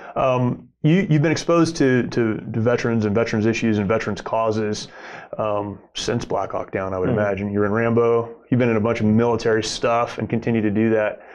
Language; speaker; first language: English; native; English